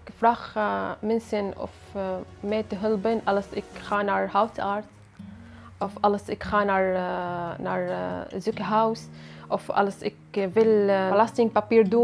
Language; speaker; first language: Dutch; non-native, learner; Arabic